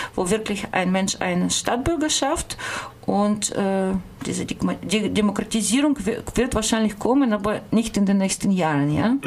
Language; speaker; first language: German; non-native, fluent; Russian